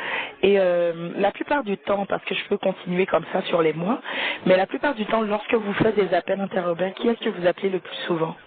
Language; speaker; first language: French; native; French